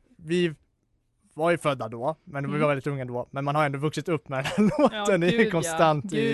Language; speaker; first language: Swedish; native; Swedish